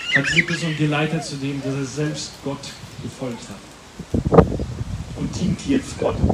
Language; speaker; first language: German; non-native, fluent; Latvian